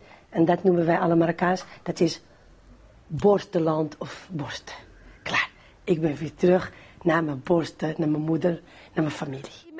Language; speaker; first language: Dutch; non-native, fluent; Arabic